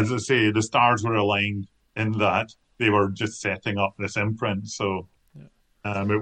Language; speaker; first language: English; native; English